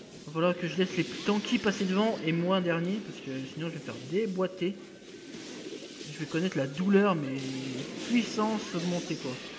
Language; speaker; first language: French; native; French